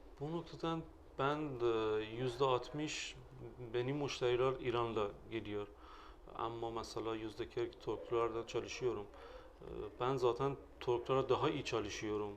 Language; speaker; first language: Turkish; non-native, learner; Persian